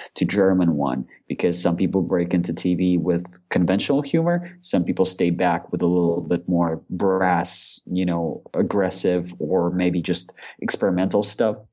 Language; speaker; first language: English; non-native, fluent; Russian